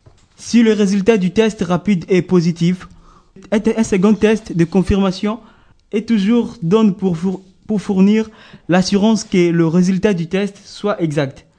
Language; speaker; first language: French; native; French